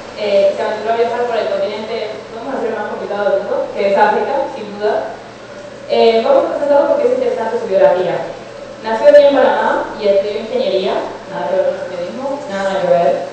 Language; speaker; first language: Spanish; native; Spanish